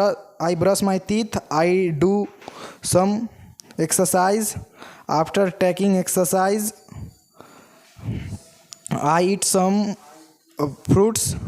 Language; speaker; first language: English; non-native, learner; Hindi